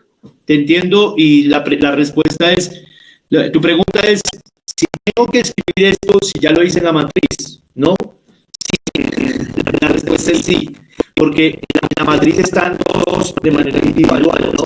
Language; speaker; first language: Spanish; native; Spanish